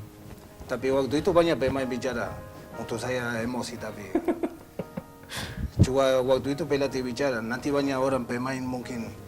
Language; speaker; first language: Indonesian; non-native, learner; Spanish